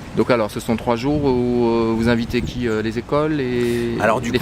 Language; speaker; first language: French; native; French